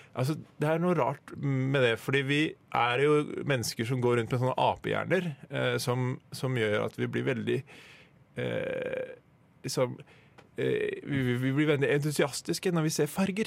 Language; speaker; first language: Norwegian; native; Norwegian